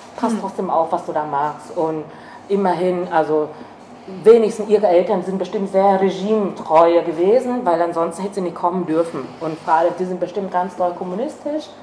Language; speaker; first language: German; non-native, fluent; Vietnamese